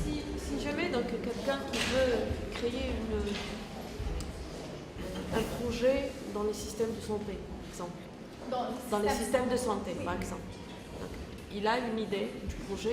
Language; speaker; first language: French; non-native, local second language; Arabic